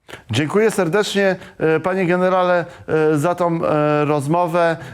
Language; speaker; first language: Polish; native; Polish